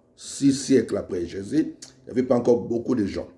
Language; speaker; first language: French; non-native, local second language; Lingala